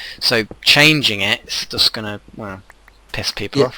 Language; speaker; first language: English; native; English